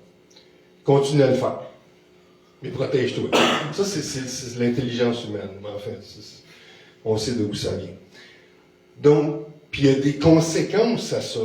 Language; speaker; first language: French; native; French